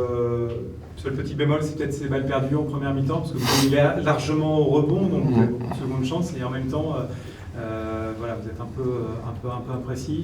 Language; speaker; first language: French; native; French